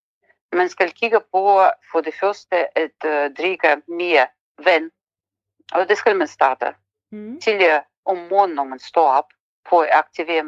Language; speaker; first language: Danish; non-native, fluent; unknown